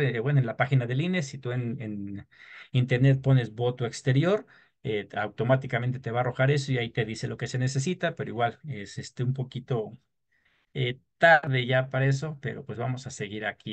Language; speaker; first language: Spanish; native; Spanish